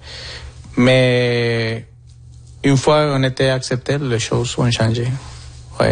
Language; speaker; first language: French; non-native, fluent; Spanish